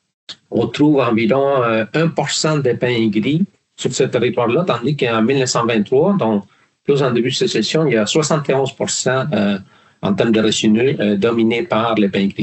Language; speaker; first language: French; non-native, fluent; Spanish